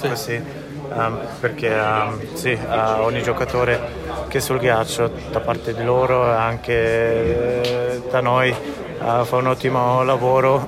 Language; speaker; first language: Italian; non-native, local second language; Swiss German